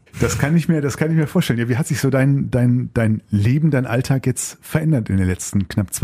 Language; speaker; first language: German; native; German